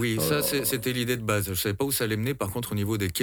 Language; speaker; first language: French; native; French